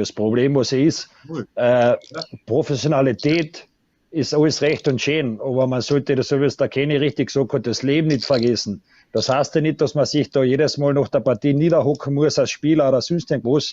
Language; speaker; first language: German; native; German